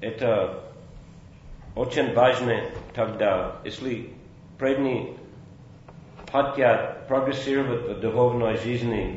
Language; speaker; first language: Russian; non-native, fluent; English